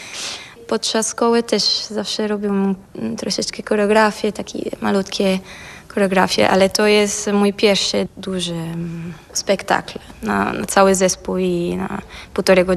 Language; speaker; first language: Polish; non-native, fluent; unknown